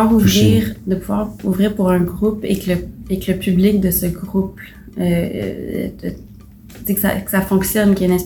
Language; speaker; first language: French; native; French